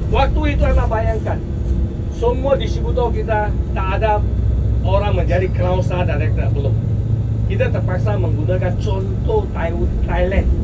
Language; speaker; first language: Malay; non-native, local second language; Chinese